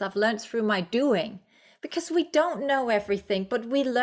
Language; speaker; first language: English; non-native, fluent; Danish